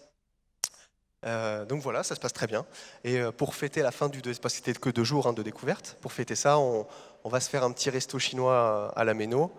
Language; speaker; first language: French; native; French